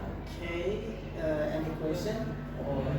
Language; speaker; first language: English; non-native, learner; Indonesian